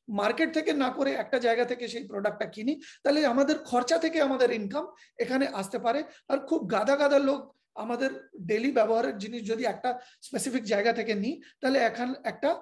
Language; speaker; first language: Bangla; non-native, fluent; Hindi